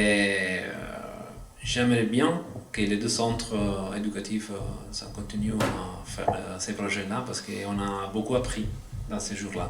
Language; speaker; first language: French; non-native, fluent; Italian